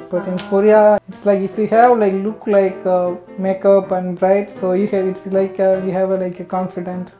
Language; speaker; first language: English; non-native, local second language; Tamil